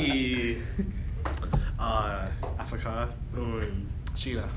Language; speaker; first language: German; non-native, learner; English